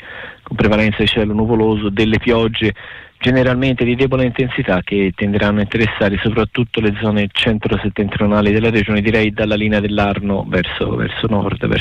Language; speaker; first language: Italian; native; Italian